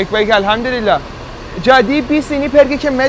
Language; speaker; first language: Indonesian; non-native, learner; Persian